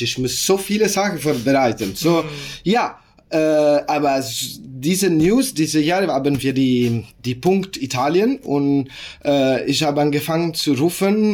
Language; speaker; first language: German; non-native, learner; Italian